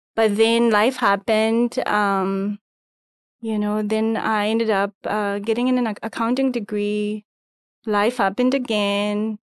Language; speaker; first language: English; non-native, local second language; Shona